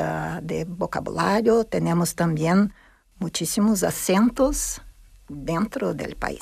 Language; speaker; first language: Spanish; non-native, fluent; Portuguese